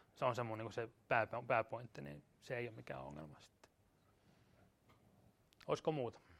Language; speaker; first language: Finnish; native; Finnish